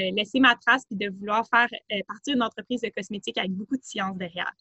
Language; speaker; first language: French; native; French